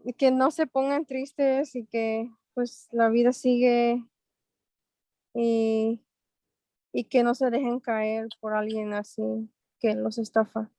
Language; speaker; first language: Spanish; early bilingual, heritage; Spanish